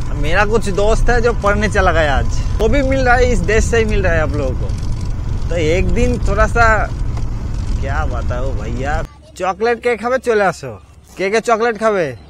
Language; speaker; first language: Hindi; non-native, local second language; Bangla